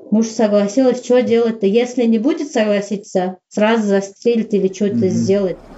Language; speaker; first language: Russian; non-native, local second language; Uzbek